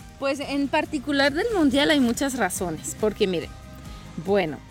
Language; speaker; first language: Spanish; non-native, fluent; French